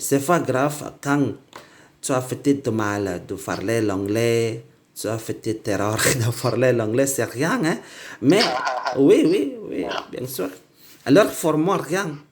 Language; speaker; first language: French; non-native, learner; Indonesian